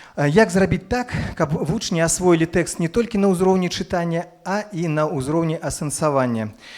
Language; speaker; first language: Belarusian; non-native, local second language; Russian